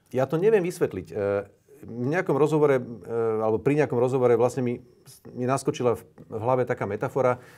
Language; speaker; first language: Slovak; native; Slovak